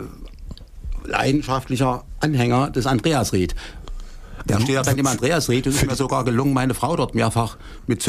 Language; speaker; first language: German; native; German